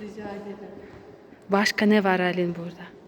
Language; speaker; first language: Turkish; non-native, learner; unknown